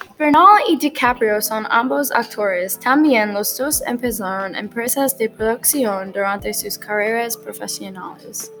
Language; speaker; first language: Spanish; non-native, learner; English